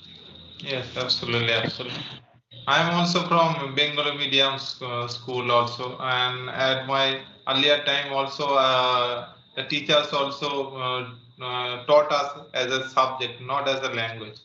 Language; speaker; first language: English; non-native, learner; Bangla